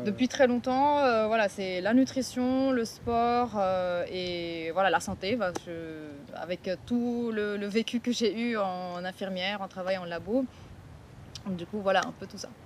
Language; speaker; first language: French; non-native, local second language; Arabic